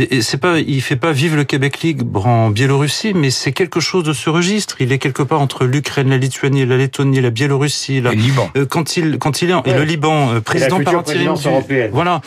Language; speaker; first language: French; native; French